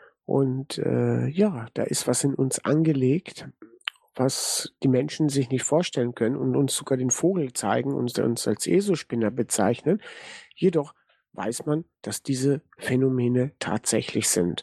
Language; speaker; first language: German; native; German